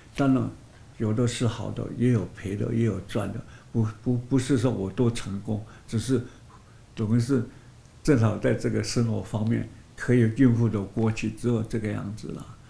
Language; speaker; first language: Chinese; non-native, local second language; Hakka Chinese